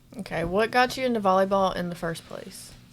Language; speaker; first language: English; native; English